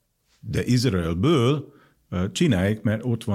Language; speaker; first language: Hungarian; non-native, fluent; English